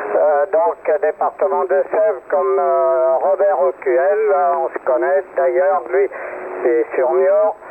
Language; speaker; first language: French; native; French